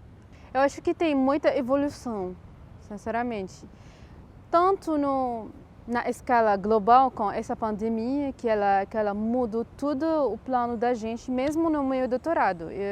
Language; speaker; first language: Portuguese; non-native, fluent; Arabic